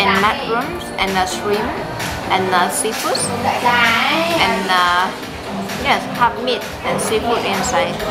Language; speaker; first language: English; non-native, learner; Vietnamese